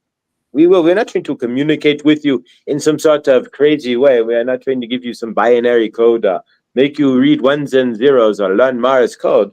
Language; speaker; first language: English; native; English